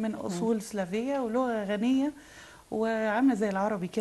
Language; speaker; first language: Arabic; native; Arabic